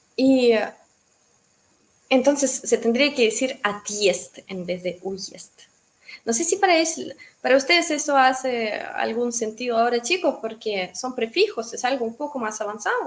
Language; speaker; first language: Spanish; non-native, fluent; Russian